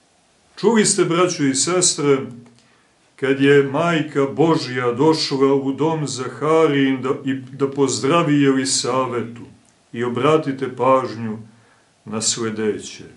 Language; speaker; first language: Serbian; native; Serbian